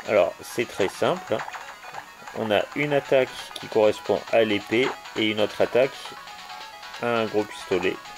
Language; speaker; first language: French; native; French